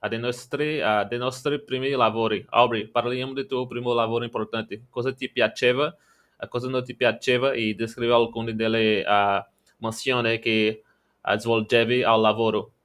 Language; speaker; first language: Italian; non-native, learner; Portuguese